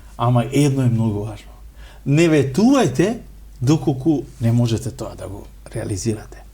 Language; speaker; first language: Macedonian; non-native, local second language; Romany